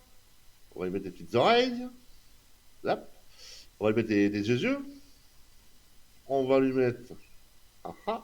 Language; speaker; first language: French; native; French